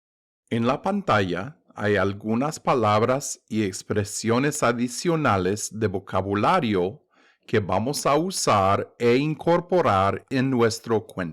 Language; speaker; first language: Spanish; non-native, fluent; English